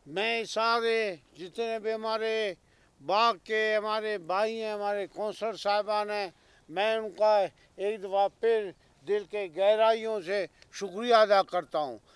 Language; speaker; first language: Urdu; non-native, local second language; Baluchi